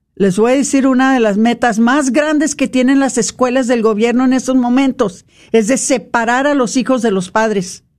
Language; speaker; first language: Spanish; non-native, fluent; English